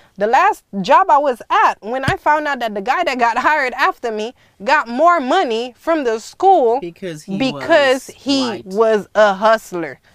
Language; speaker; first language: English; early bilingual, other home language; Haitian Creole